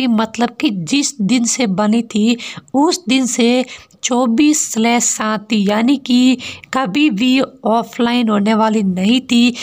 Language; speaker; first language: Hindi; native; Hindi